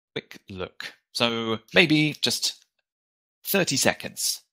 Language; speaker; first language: English; native; English